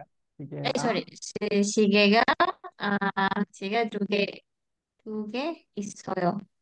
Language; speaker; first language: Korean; non-native, learner; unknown